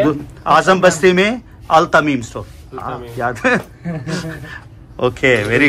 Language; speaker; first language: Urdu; non-native, local second language; Telugu